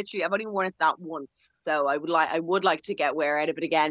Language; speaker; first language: English; native; English